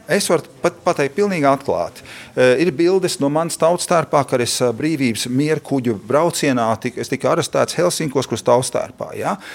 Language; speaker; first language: Latvian; early bilingual, heritage; Latvian